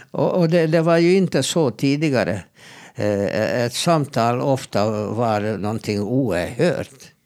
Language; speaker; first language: Swedish; non-native, fluent; Hebrew